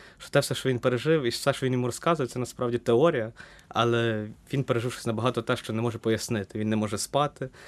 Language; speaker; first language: Ukrainian; native; Ukrainian